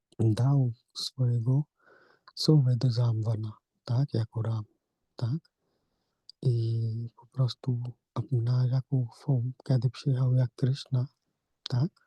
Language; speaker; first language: Polish; non-native, learner; Hindi